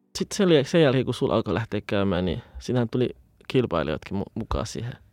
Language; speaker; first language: Finnish; early bilingual, other home language; Somali